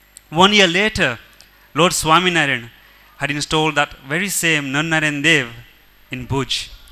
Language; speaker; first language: English; early bilingual, other home language; Gujarati